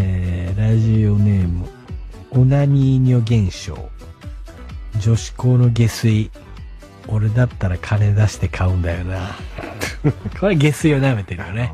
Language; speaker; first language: Japanese; native; Japanese